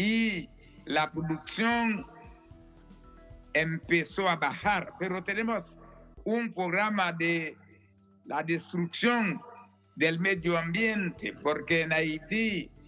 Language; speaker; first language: Spanish; non-native, fluent; Haitian Creole